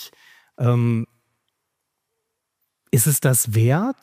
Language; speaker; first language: German; native; German